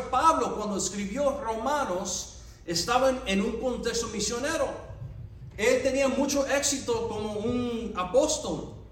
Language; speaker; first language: Spanish; non-native, fluent; English